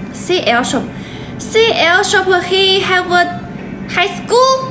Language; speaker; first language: English; non-native, learner; Chinese